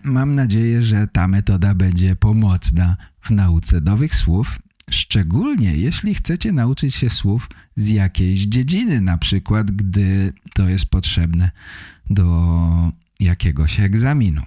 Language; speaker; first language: Polish; native; Polish